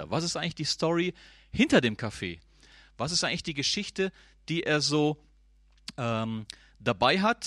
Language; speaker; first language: German; native; German